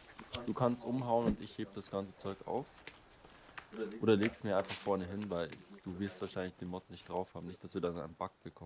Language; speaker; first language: German; native; German